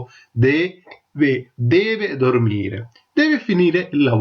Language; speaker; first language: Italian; non-native, fluent; Tamil